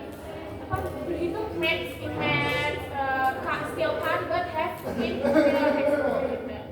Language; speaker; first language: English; non-native, learner; Indonesian